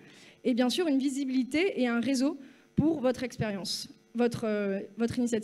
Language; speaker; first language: French; native; French